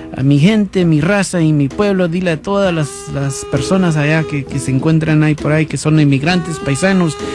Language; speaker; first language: Spanish; early bilingual, heritage; Spanish